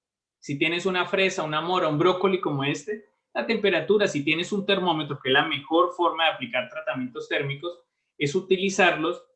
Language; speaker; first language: Spanish; native; Spanish